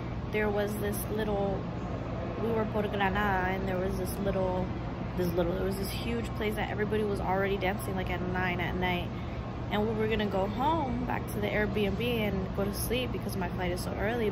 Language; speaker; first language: English; early bilingual, other home language; Spanish